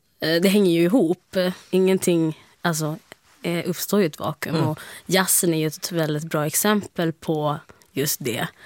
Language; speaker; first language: Swedish; early bilingual, heritage; Swedish